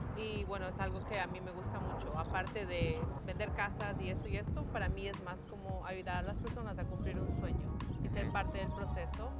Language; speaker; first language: Spanish; native; Spanish